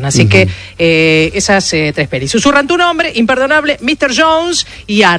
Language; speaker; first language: Spanish; native; Spanish